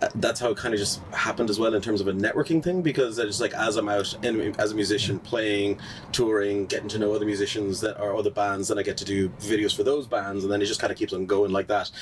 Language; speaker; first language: English; native; English